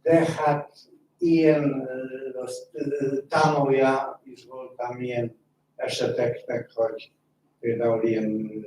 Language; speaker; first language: Hungarian; non-native, fluent; Polish